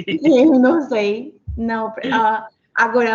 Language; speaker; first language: Portuguese; non-native, learner; Spanish